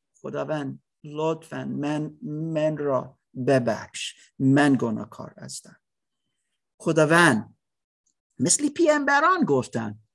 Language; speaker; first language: Persian; non-native, learner; English